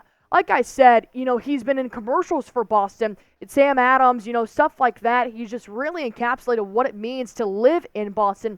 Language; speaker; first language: English; native; English